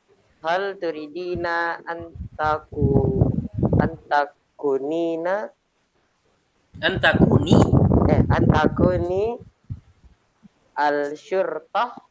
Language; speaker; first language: Arabic; non-native, learner; Indonesian